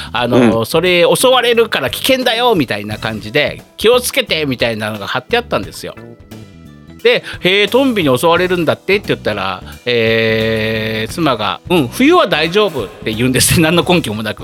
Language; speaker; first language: Japanese; native; Japanese